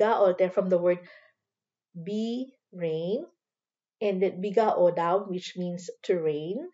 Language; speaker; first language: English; non-native, local second language; Filipino